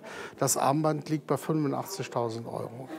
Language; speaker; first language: German; native; German